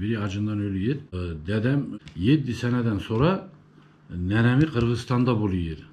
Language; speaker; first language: Turkish; early bilingual, heritage; Turkish